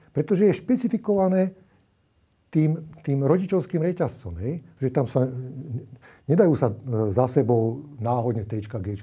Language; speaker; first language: Slovak; native; Slovak